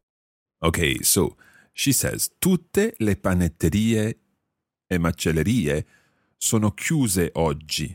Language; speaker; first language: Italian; non-native, fluent; English